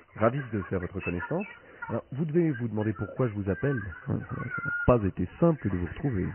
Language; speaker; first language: French; native; French